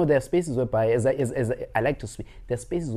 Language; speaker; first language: English; non-native, local second language; Xhosa